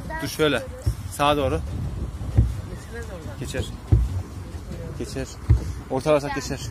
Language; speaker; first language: Turkish; native; Turkish